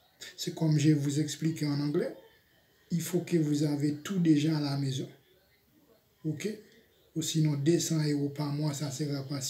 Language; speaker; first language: French; non-native, fluent; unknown